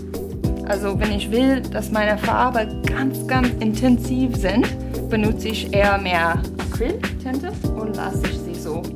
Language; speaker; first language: German; non-native, fluent; English